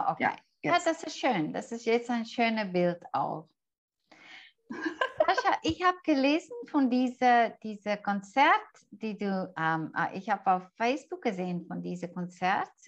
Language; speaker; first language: German; non-native, fluent; English